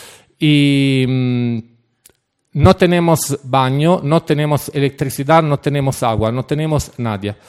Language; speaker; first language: Spanish; non-native, fluent; Italian